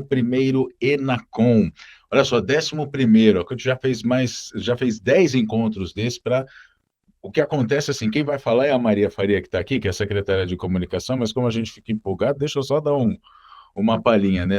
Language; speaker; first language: Portuguese; native; Portuguese